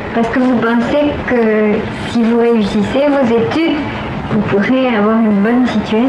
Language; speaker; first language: French; native; French